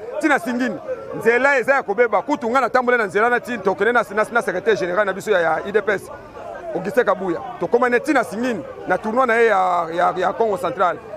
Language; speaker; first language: Lingala; non-native, local second language; Kongo